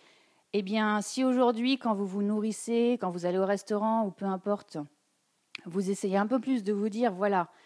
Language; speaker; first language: French; native; French